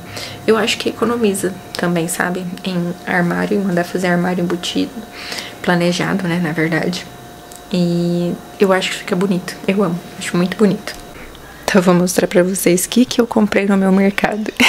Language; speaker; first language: Portuguese; native; Portuguese